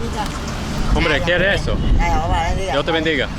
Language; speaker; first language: Spanish; non-native, learner; English